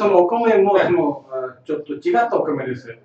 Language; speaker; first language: Japanese; non-native, learner; Tamil